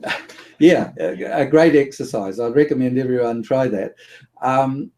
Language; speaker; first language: English; native; English